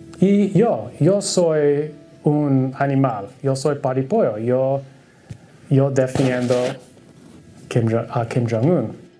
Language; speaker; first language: Spanish; non-native, learner; English